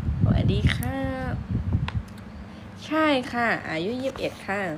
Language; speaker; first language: Thai; non-native, local second language; Shan